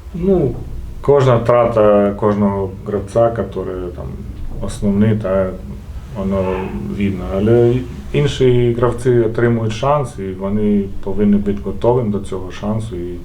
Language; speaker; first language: Ukrainian; non-native, fluent; Croatian